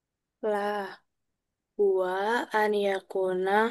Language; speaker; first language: Arabic; non-native, learner; Indonesian